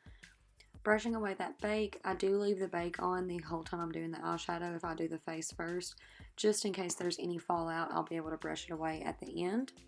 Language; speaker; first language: English; native; English